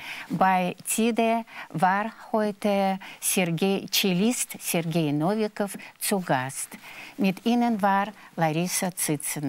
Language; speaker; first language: German; non-native, fluent; Russian